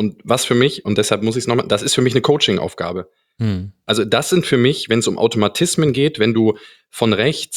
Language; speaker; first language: German; native; German